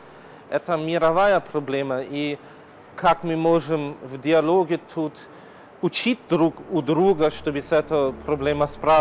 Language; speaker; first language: Russian; non-native, fluent; German